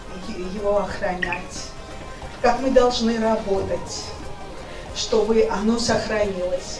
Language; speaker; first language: Russian; non-native, fluent; Georgian